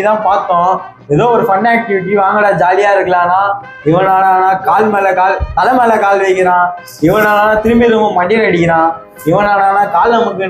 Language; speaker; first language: Tamil; native; Tamil